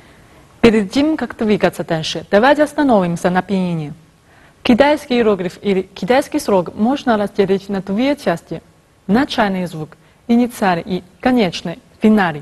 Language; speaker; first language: Russian; non-native, fluent; Chinese